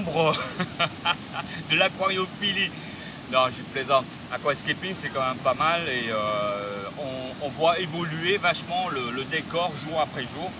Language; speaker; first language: French; early bilingual, other home language; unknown